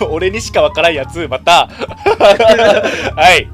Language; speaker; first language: Japanese; native; Japanese